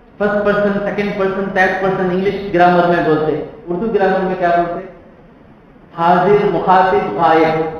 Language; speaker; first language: Urdu; native; Urdu